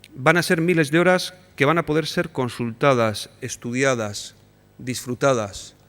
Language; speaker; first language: Spanish; native; Spanish